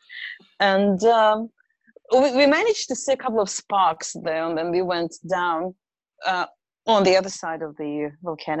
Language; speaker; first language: English; non-native, fluent; Russian